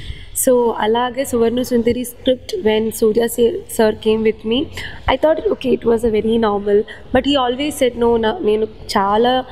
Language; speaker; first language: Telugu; non-native, local second language; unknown